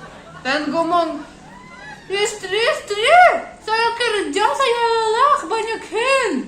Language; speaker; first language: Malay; non-native, learner; Russian